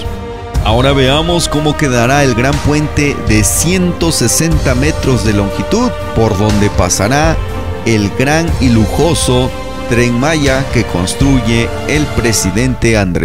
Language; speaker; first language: Spanish; native; Spanish